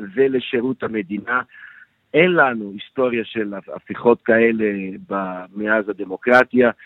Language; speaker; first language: Hebrew; non-native, fluent; Portuguese